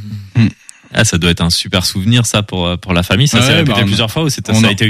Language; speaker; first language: French; native; French